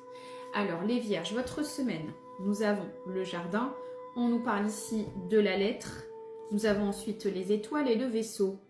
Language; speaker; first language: French; native; French